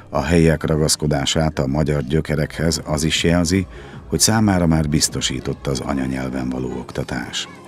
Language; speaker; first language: Hungarian; native; Hungarian